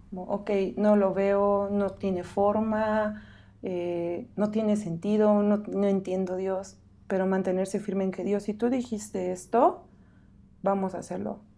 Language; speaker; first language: Spanish; native; Spanish